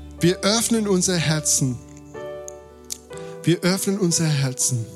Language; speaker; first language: German; non-native, fluent; Spanish